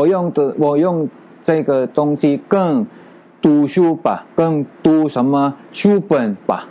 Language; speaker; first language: Chinese; non-native, learner; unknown